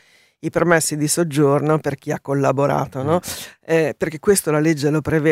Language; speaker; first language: Italian; native; Italian